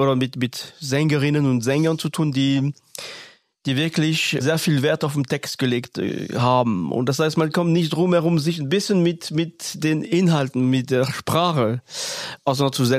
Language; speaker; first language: German; non-native, fluent; French